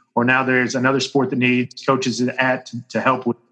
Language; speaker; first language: English; native; English